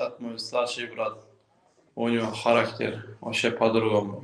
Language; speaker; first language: Russian; non-native, local second language; Kyrgyz